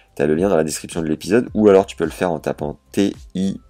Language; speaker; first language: French; native; French